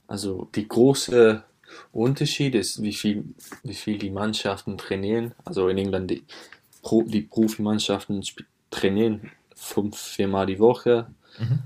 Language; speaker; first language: German; non-native, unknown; English